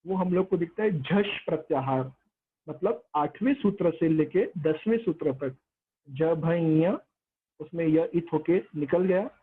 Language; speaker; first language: Hindi; non-native, local second language; Marathi